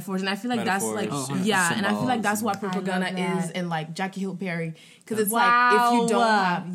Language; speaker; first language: English; non-native, fluent; French